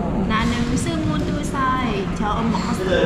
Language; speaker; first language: Korean; non-native, learner; Vietnamese